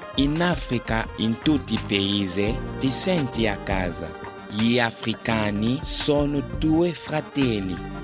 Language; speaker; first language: Italian; non-native, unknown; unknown